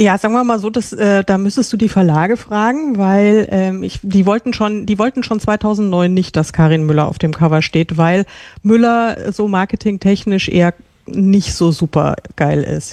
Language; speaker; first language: German; native; German